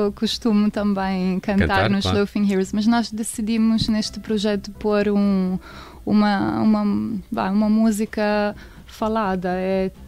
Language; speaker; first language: Portuguese; non-native, fluent; Italian